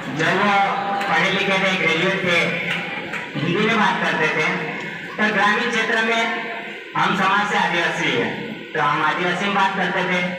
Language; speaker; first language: Hindi; non-native, local second language; Bhili